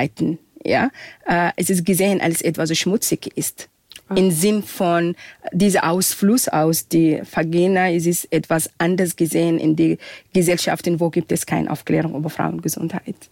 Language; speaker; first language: German; non-native, fluent; Arabic